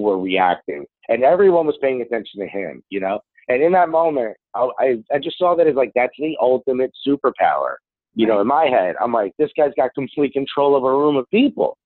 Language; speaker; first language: English; early bilingual, other home language; Spanish